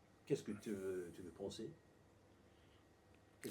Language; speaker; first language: French; non-native, learner; English